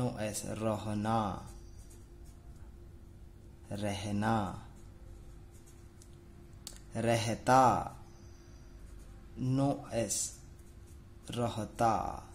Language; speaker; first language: Spanish; non-native, fluent; Hindi